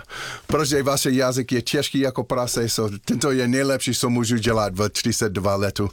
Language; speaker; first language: Czech; non-native, learner; English